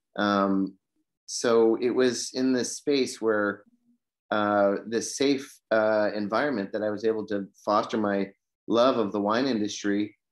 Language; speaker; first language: English; native; English